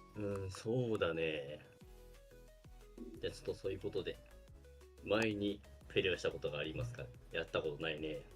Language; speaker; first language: Japanese; native; Japanese